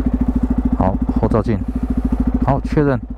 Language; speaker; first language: Chinese; native; Chinese